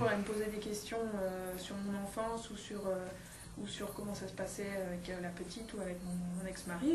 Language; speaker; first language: French; native; French